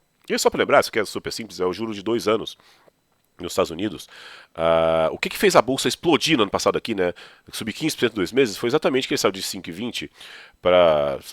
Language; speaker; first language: Portuguese; native; Portuguese